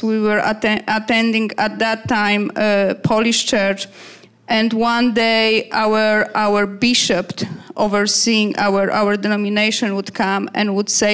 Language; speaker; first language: English; non-native, fluent; Polish